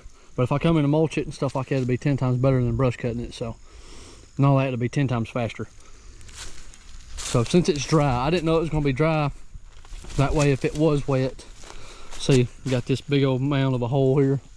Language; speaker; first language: English; native; English